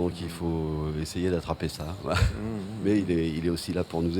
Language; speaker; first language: French; native; French